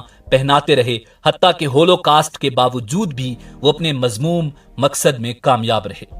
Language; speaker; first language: Urdu; native; Urdu